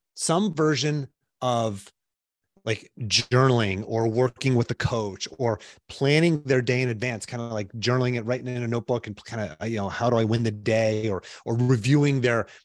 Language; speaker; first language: English; native; English